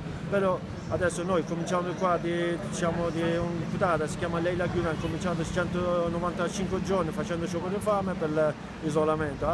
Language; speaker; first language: Italian; non-native, learner; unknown